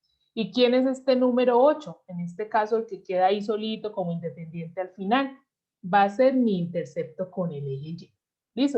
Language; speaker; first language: Spanish; native; Spanish